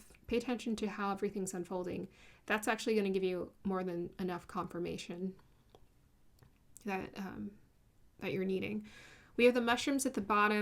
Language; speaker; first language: English; native; English